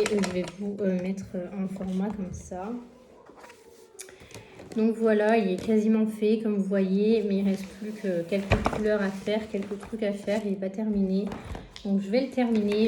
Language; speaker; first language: French; native; French